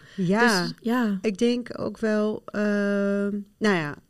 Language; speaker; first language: Dutch; non-native, fluent; Arabic